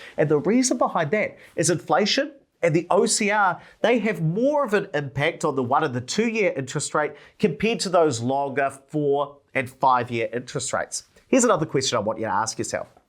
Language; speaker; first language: English; native; English